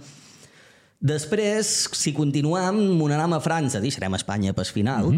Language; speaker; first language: Catalan; native; Catalan